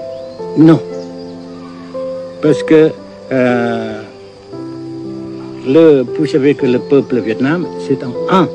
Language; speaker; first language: French; non-native, local second language; Vietnamese